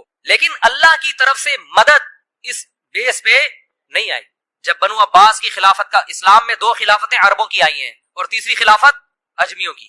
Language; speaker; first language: Urdu; native; Urdu